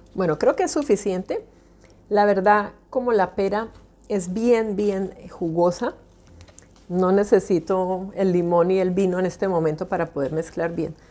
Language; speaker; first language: Spanish; native; Spanish